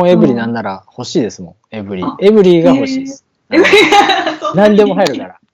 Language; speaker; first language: Japanese; native; Japanese